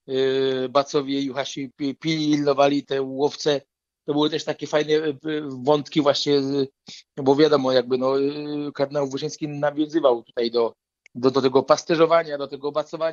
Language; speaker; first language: Polish; native; Polish